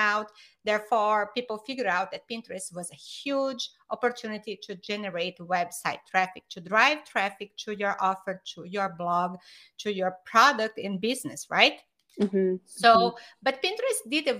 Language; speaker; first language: English; non-native, fluent; Portuguese